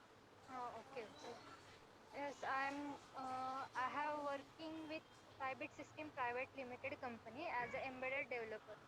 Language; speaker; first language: English; non-native, learner; Marathi